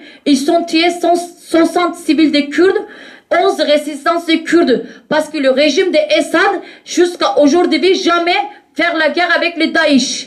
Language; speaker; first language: French; non-native, learner; Kurdish